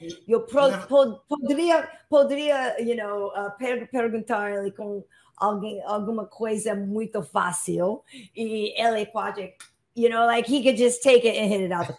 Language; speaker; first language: Portuguese; non-native, learner; English